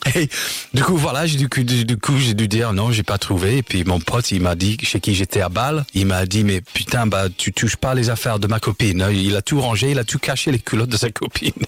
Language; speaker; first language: French; non-native, fluent; English